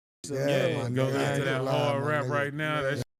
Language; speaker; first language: English; native; English